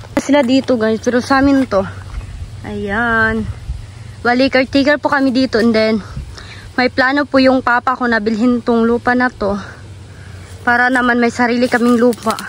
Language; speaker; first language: Filipino; non-native, local second language; Cebuano